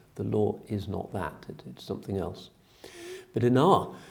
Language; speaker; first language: English; native; English